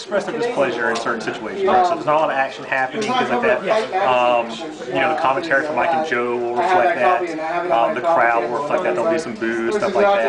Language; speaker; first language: English; native; English